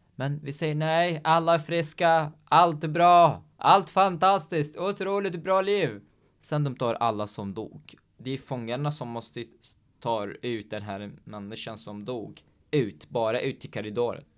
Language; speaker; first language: Swedish; non-native, fluent; Arabic